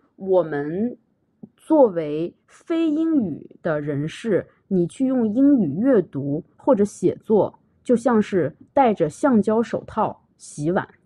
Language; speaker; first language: Chinese; native; Chinese